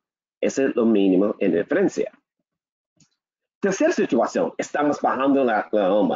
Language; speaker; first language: Spanish; non-native, learner; English